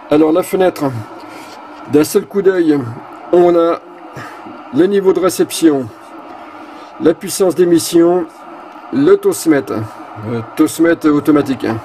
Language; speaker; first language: French; native; French